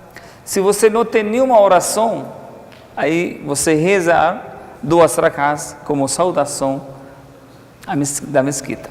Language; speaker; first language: Portuguese; non-native, fluent; Arabic